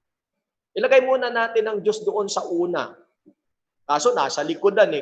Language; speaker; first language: Filipino; native; Filipino